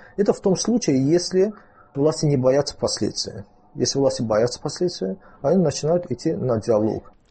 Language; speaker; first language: Russian; non-native, local second language; Azerbaijani